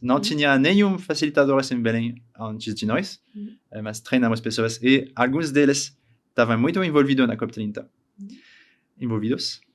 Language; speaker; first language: Portuguese; non-native, learner; French